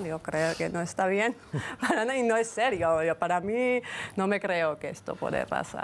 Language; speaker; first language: Spanish; non-native, fluent; Georgian